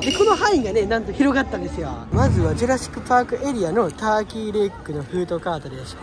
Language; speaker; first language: Japanese; native; Japanese